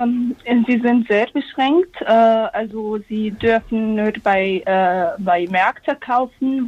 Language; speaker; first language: German; non-native, fluent; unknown